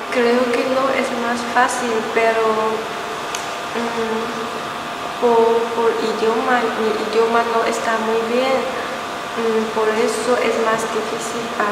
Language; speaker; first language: Spanish; non-native, learner; Chinese